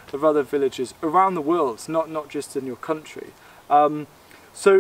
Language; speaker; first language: English; native; English